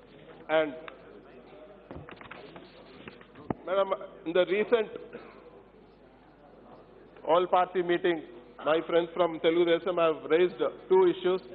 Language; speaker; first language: English; non-native, local second language; Telugu